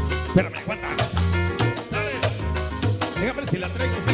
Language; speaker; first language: Spanish; native; Spanish